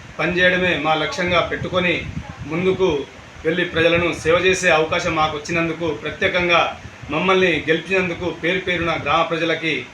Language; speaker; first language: Telugu; non-native, local second language; Lambadi